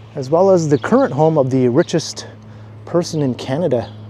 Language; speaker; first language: English; native; English